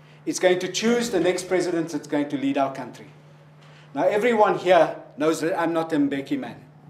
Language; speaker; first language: English; non-native, local second language; Afrikaans